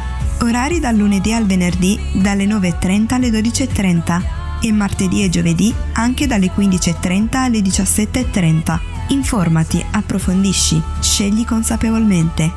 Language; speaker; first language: Italian; native; Italian